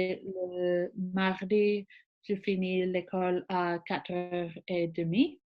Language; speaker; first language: French; non-native, learner; English